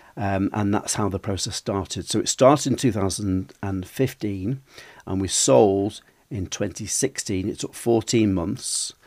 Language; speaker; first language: English; native; English